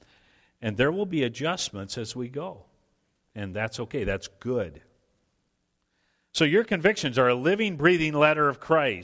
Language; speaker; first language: English; native; English